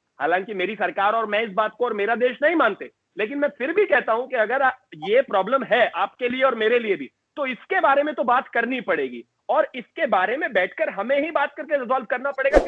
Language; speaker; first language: Hindi; native; Hindi